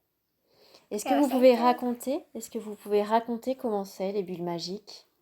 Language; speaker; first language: French; native; French